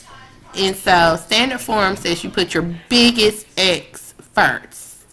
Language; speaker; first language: English; native; English